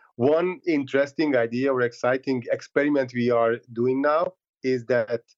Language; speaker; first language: English; non-native, fluent; Hungarian